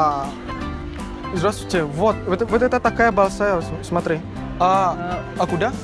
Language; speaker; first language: Russian; non-native, learner; Indonesian